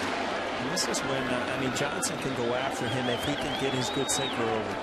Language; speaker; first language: English; native; English